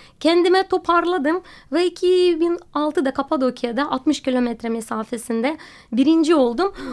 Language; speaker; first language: Turkish; non-native, fluent; Russian